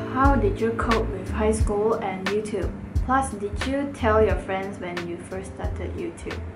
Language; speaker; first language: English; non-native, local second language; Chinese